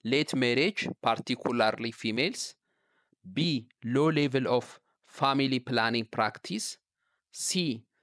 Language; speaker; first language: English; non-native, local second language; Amharic